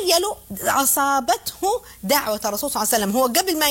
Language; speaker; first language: Arabic; native; Arabic